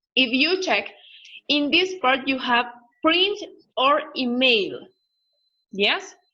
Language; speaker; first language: English; non-native, learner; Spanish